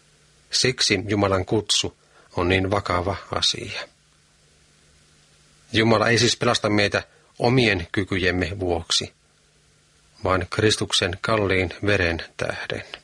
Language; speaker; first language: Finnish; native; Finnish